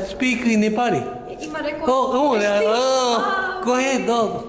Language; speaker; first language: English; non-native, learner; Japanese